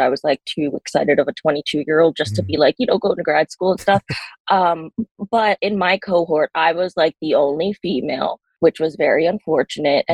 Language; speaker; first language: English; native; English